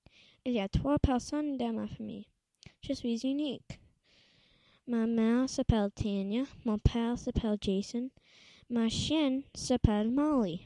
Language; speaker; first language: French; non-native, local second language; English